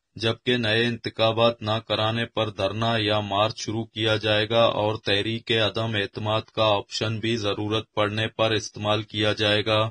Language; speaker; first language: Urdu; non-native, local second language; Baluchi